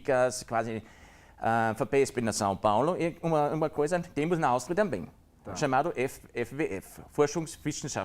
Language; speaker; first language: Portuguese; non-native, learner; German